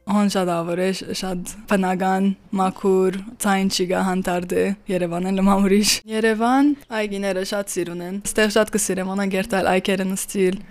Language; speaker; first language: Armenian; early bilingual, heritage; Armenian